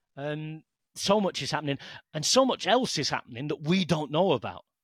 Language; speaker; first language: English; native; English